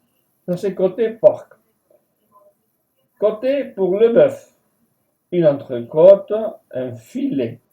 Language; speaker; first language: French; non-native, fluent; Spanish